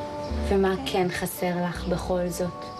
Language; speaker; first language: Hebrew; native; Hebrew